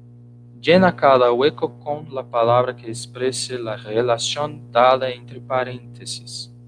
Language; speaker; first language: Spanish; non-native, fluent; Portuguese